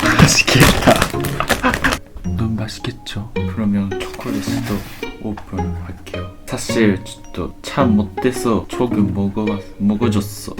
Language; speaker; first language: Korean; non-native, learner; Japanese